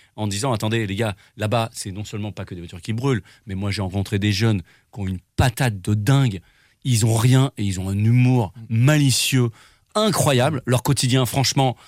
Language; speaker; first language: French; native; French